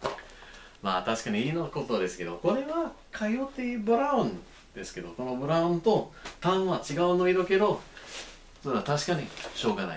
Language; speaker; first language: Japanese; non-native, learner; English